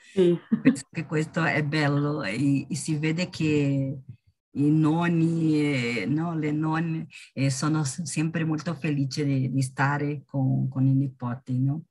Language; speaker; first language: Italian; non-native, learner; Portuguese